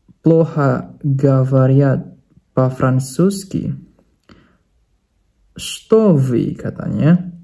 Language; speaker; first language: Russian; non-native, fluent; Indonesian